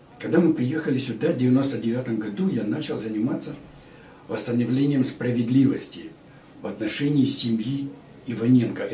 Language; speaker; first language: Russian; native; Russian